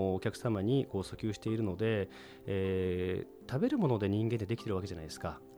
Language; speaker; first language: Japanese; native; Japanese